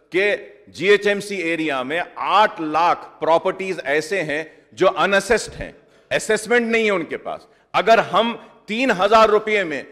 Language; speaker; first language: Hindi; non-native, local second language; Urdu